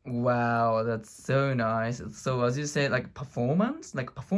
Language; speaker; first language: English; non-native, learner; Japanese